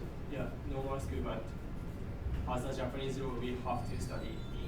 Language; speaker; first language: English; non-native, learner; Japanese